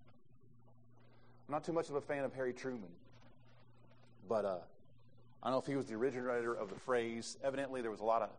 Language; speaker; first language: English; native; English